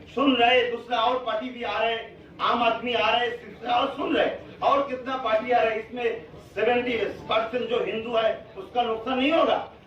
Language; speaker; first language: Hindi; non-native, local second language; Bangla